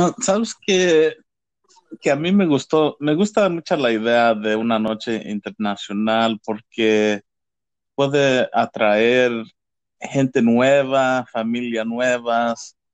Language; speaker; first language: Spanish; early bilingual, heritage; Spanish